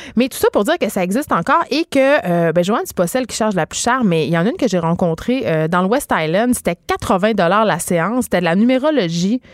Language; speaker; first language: French; native; French